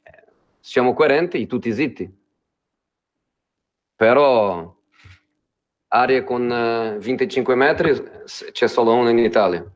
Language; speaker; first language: Italian; non-native, fluent; Spanish